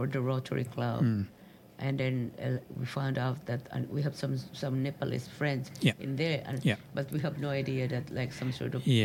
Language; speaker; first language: English; non-native, local second language; Cebuano